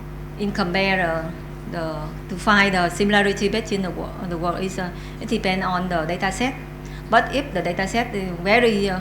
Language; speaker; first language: English; non-native, learner; Vietnamese